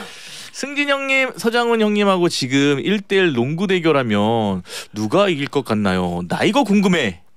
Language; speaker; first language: Korean; native; Korean